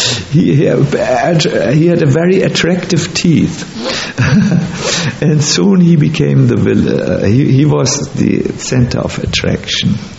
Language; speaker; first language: English; non-native, fluent; German